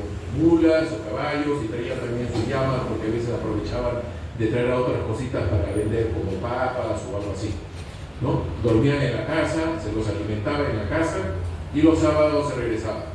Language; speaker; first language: Spanish; native; Spanish